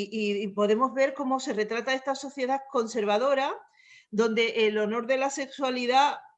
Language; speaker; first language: Spanish; native; Spanish